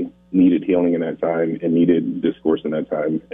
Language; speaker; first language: English; native; English